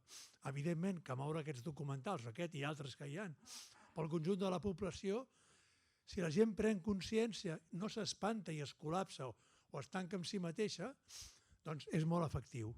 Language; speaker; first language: Catalan; native; Catalan